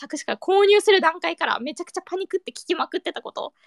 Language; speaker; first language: Japanese; early bilingual, heritage; Japanese